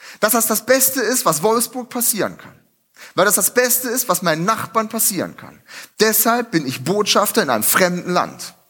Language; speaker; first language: German; native; German